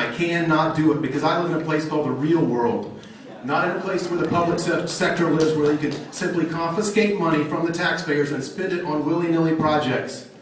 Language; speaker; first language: English; native; English